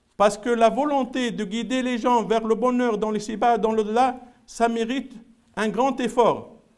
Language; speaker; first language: French; non-native, local second language; Arabic